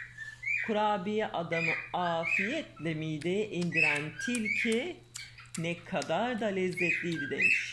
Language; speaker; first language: Turkish; native; Turkish